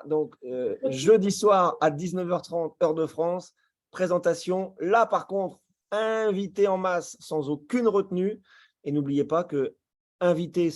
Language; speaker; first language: French; native; French